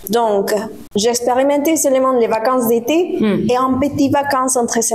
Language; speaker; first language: French; non-native, learner; Spanish